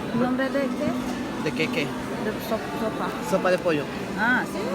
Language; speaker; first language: Spanish; non-native, learner; Turkish